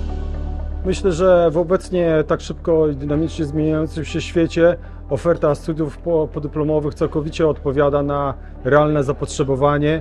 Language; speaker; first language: Polish; native; Polish